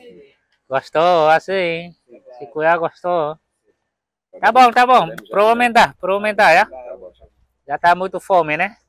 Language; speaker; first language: Portuguese; non-native, learner; Vietnamese